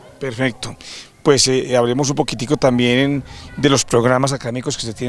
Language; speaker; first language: Spanish; native; Spanish